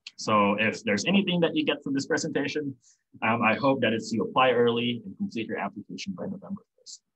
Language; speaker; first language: English; non-native, local second language; Filipino